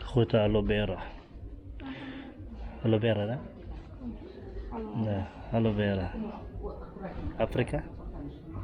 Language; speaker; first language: Russian; non-native, learner; Filipino